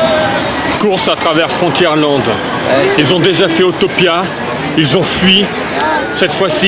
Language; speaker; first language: French; native; French